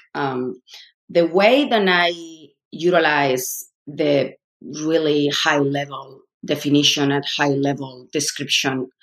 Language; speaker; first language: English; non-native, fluent; Spanish